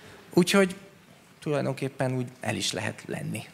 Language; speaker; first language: Hungarian; native; Hungarian